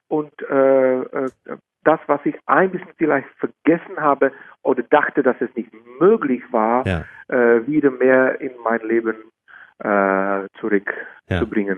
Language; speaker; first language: German; non-native, fluent; Czech